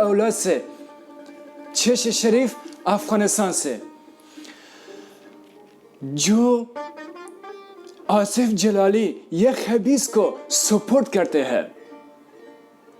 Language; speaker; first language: Urdu; non-native, fluent; Persian